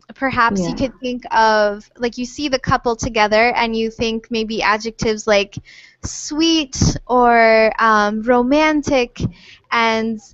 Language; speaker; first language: English; native; English